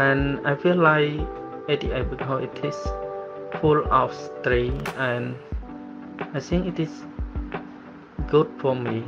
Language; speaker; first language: English; non-native, learner; Khmer